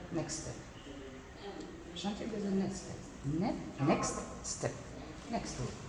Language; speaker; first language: English; non-native, learner; Russian